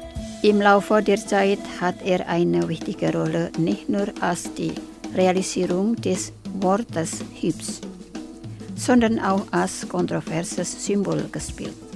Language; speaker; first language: German; non-native, fluent; Indonesian